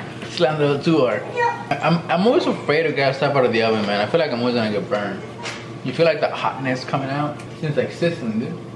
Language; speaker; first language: English; non-native, fluent; Spanish